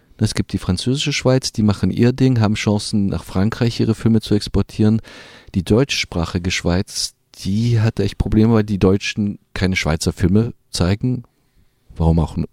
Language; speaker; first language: German; non-native, fluent; French